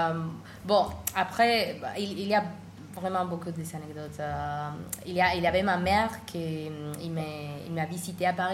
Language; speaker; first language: French; non-native, learner; Spanish